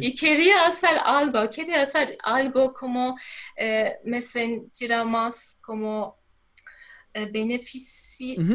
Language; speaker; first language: Spanish; non-native, learner; Turkish